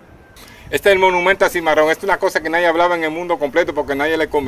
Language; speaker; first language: Spanish; native; Spanish